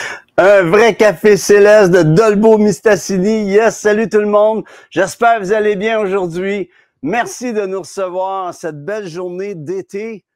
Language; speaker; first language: French; native; French